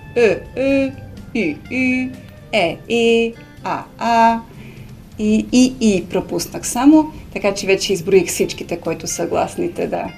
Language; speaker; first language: Bulgarian; early bilingual, heritage; Hungarian